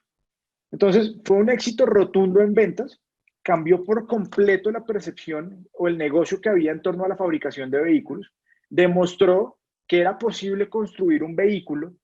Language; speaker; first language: Spanish; native; Spanish